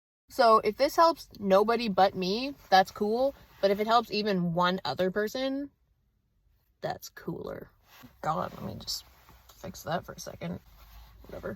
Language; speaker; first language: English; native; English